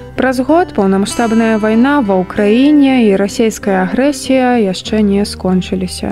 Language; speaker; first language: Belarusian; native; Belarusian